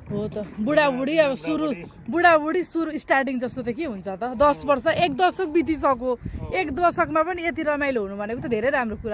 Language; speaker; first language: Nepali; native; Nepali